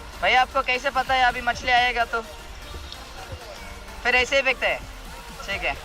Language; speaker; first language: Hindi; non-native, local second language; Kannada